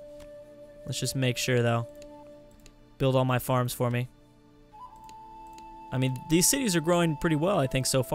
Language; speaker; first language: English; native; English